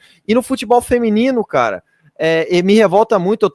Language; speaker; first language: Portuguese; native; Portuguese